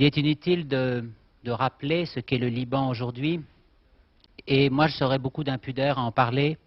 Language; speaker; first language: French; native; French